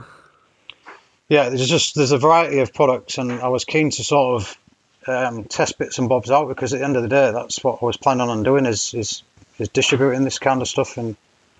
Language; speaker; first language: English; native; English